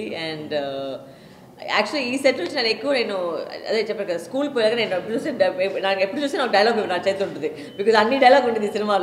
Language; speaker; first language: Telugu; non-native, local second language; Tamil